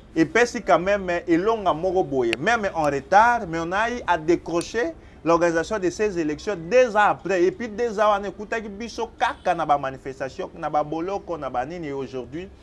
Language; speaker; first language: French; non-native, local second language; Lingala